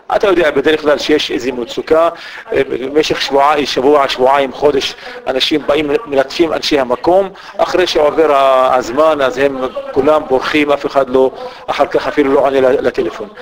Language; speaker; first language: Hebrew; non-native, local second language; Arabic